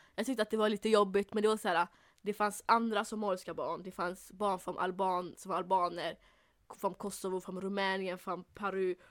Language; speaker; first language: Swedish; early bilingual, other home language; Somali